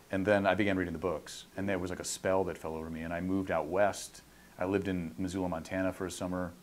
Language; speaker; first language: English; native; English